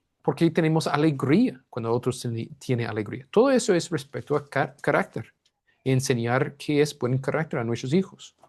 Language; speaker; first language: Spanish; non-native, fluent; English